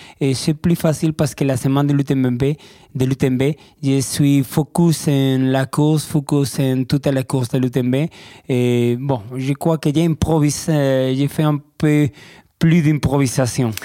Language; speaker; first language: French; non-native, learner; Spanish